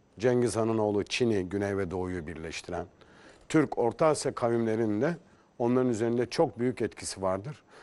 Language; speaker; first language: Turkish; native; Turkish